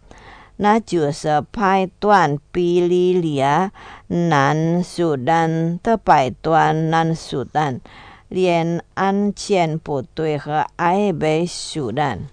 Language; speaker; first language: Chinese; non-native, fluent; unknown